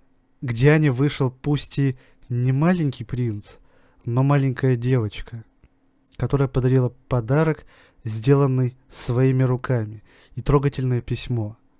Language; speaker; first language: Russian; native; Russian